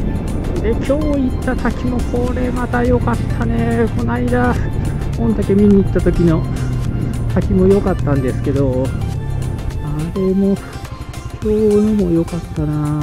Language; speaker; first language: Japanese; native; Japanese